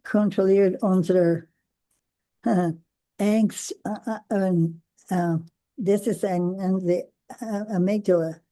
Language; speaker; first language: German; non-native, learner; English